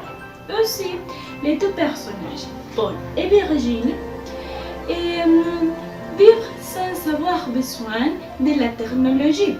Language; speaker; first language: French; non-native, learner; Spanish